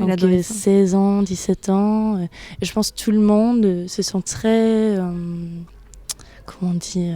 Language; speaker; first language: French; non-native, fluent; Danish